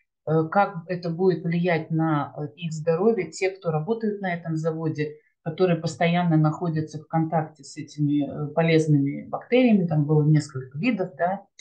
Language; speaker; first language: Russian; native; Russian